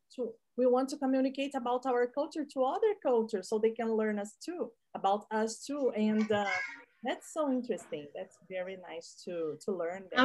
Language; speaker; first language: English; non-native, fluent; Portuguese